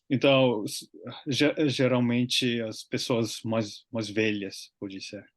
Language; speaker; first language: Portuguese; non-native, learner; Finnish